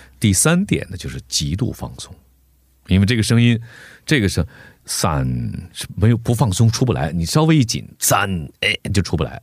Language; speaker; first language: Chinese; native; Chinese